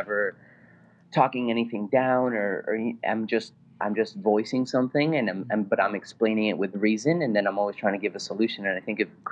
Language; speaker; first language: English; non-native, fluent; Spanish